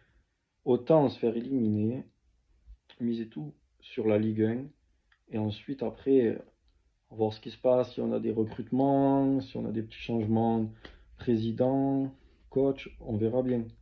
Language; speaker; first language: French; native; French